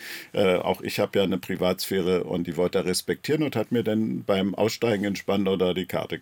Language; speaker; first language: German; native; German